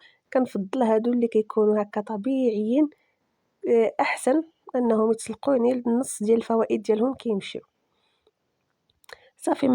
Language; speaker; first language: Arabic; native; Arabic